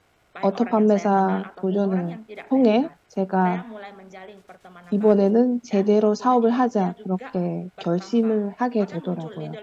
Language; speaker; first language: Korean; non-native, fluent; Indonesian